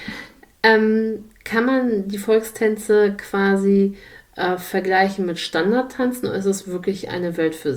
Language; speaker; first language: German; native; German